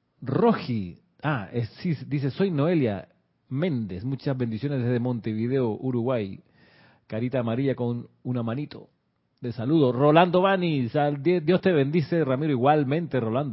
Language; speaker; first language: Spanish; native; Spanish